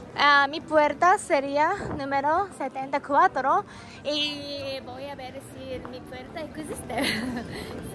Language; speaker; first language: Spanish; non-native, fluent; Japanese